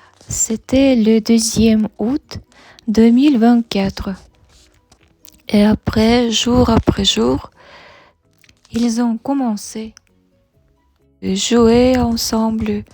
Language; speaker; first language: French; non-native, learner; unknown